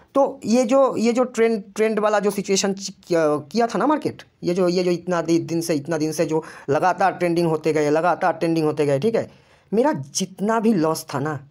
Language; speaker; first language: Hindi; non-native, local second language; Bangla